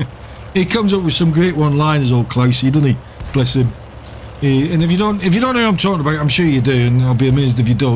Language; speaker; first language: English; native; English